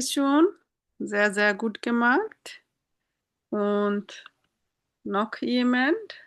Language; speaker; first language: German; non-native, fluent; Bangla